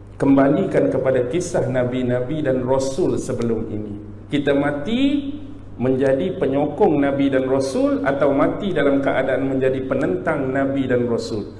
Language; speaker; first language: Malay; native; Malay